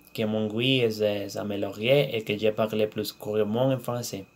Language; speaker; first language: French; non-native, learner; Spanish